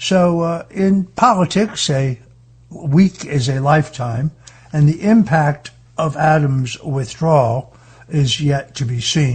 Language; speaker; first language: English; native; English